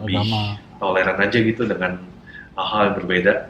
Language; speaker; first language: Indonesian; native; Indonesian